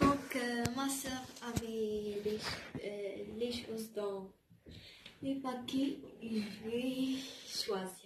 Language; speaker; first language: French; non-native, local second language; Arabic